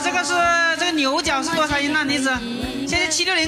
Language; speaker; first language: Chinese; native; Chinese